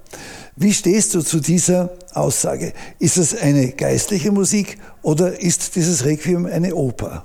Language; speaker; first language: German; native; German